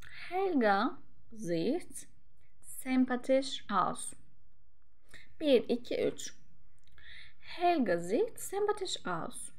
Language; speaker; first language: German; non-native, learner; Turkish